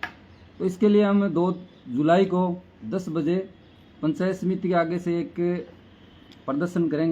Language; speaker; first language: Hindi; native; Hindi